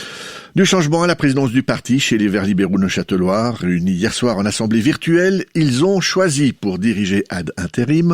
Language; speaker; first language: French; native; French